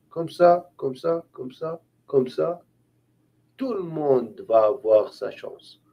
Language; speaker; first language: French; non-native, local second language; Haitian Creole